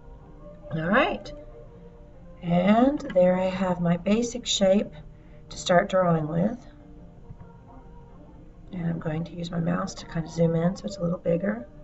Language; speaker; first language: English; native; English